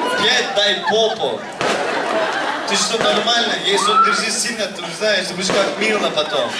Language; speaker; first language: Russian; non-native, learner; Turkish